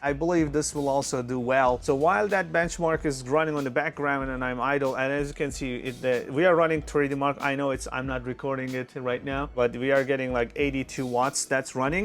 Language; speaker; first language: English; non-native, fluent; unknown